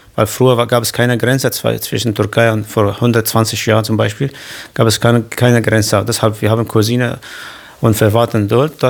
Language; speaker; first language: German; non-native, learner; Kurdish